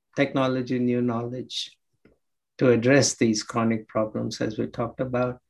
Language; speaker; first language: English; non-native, local second language; Telugu